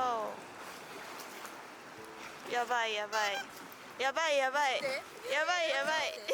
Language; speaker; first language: Japanese; native; Japanese